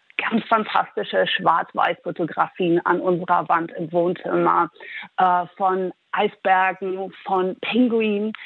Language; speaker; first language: German; early bilingual, heritage; Dutch